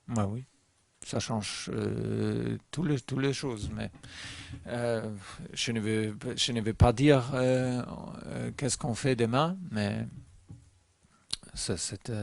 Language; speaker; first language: French; non-native, learner; German